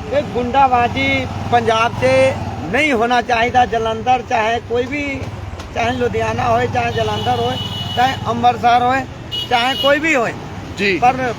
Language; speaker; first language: Punjabi; non-native, learner; Nepali